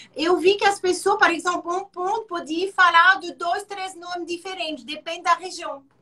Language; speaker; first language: Portuguese; non-native, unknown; French